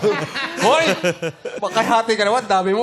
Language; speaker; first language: Filipino; native; Filipino